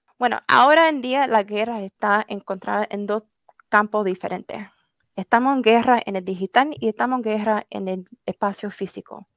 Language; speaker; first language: Spanish; early bilingual, heritage; Spanish